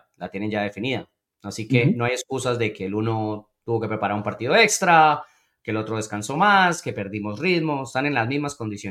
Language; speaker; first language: Spanish; native; Spanish